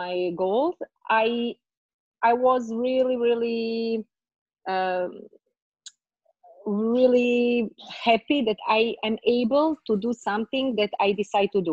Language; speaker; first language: English; non-native, learner; Croatian